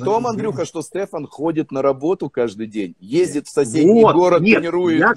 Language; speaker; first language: Russian; native; Russian